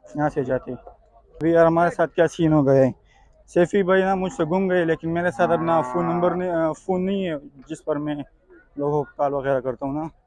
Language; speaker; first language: Urdu; non-native, local second language; Pashto